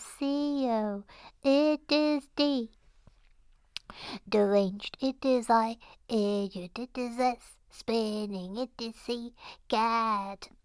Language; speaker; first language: English; native; English